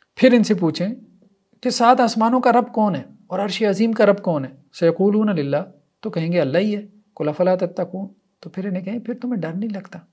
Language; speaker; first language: Urdu; native; Urdu